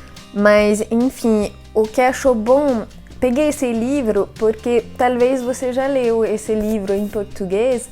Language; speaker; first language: Portuguese; non-native, fluent; French